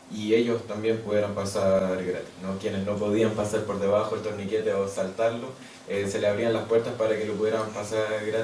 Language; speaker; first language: Spanish; native; Spanish